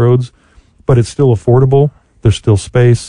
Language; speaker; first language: English; native; English